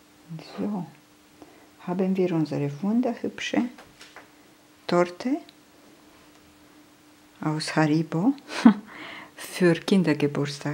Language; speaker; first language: German; non-native, fluent; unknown